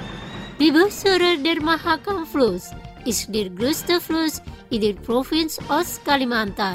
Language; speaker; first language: German; non-native, fluent; Indonesian